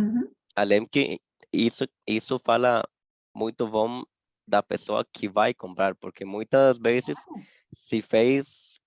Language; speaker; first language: Portuguese; non-native, fluent; Spanish